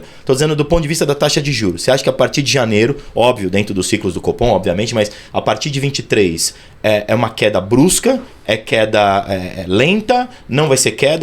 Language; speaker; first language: Portuguese; native; Portuguese